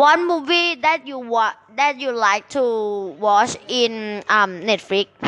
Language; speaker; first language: English; non-native, learner; Thai